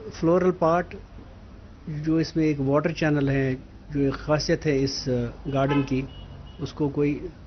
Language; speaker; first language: Hindi; non-native, local second language; Kashmiri